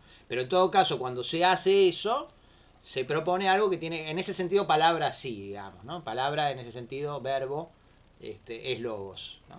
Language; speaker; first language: Spanish; native; Spanish